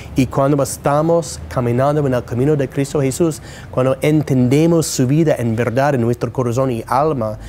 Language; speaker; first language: Spanish; non-native, fluent; English